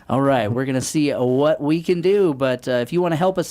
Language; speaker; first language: English; native; English